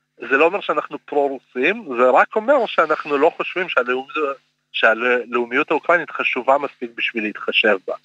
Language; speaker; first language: Hebrew; early bilingual, other home language; Russian